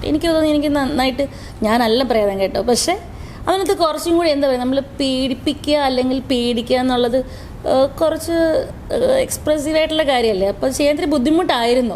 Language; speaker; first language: Malayalam; native; Malayalam